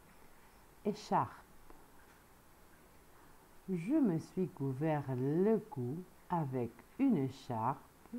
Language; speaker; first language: French; non-native, fluent; Spanish